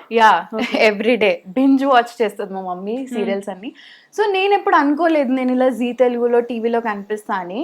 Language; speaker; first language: Telugu; native; Telugu